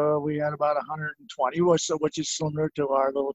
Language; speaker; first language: English; native; English